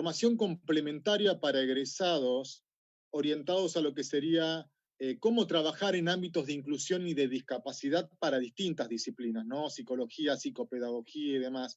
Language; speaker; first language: Spanish; native; Spanish